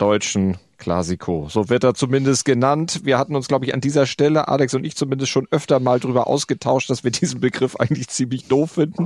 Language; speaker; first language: German; native; German